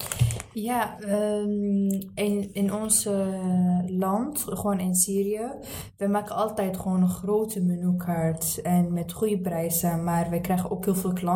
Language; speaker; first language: Dutch; early bilingual, other home language; Arabic